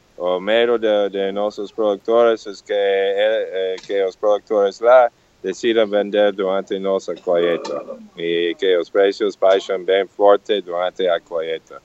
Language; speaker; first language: Portuguese; non-native, learner; English